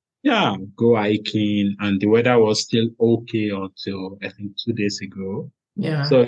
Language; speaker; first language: English; non-native, local second language; Yoruba